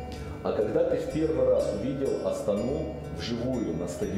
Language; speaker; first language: Russian; native; Russian